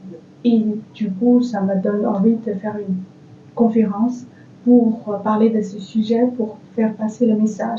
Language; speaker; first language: French; non-native, fluent; Chinese